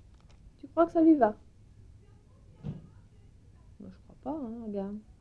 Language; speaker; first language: French; native; French